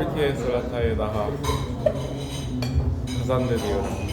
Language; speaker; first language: Turkish; non-native, learner; Korean